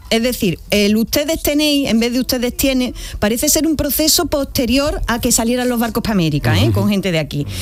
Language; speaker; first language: Spanish; native; Spanish